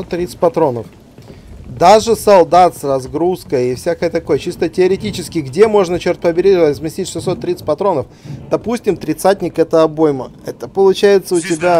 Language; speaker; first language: Russian; native; Russian